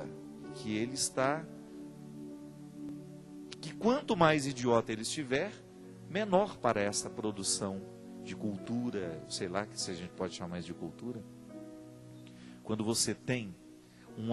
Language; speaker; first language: Portuguese; native; Portuguese